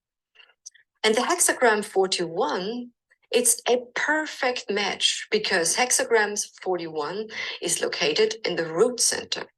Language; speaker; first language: English; non-native, fluent; German